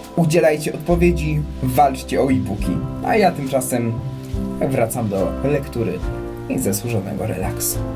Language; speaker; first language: Polish; native; Polish